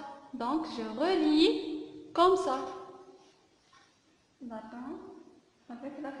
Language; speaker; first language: French; non-native, local second language; Arabic